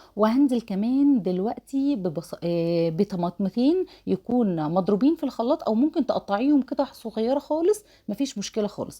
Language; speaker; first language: Arabic; native; Arabic